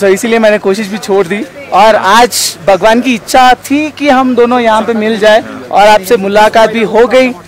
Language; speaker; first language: Hindi; non-native, local second language; Telugu